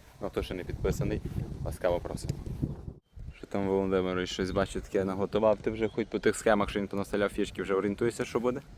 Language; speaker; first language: Ukrainian; native; Ukrainian